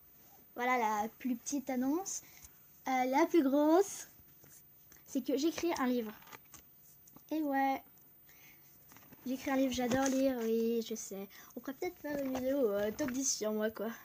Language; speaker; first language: French; native; French